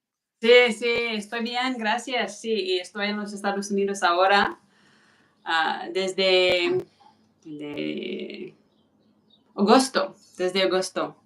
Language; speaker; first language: Spanish; non-native, fluent; English